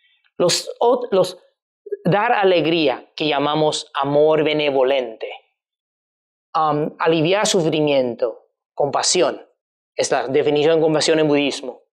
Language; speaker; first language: Spanish; non-native, fluent; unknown